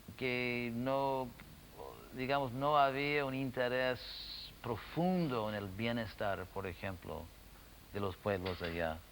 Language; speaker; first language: Spanish; non-native, fluent; English